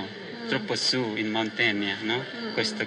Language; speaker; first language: Italian; non-native, learner; Nepali